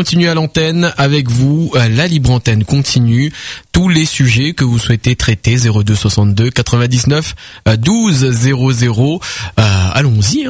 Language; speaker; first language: French; native; French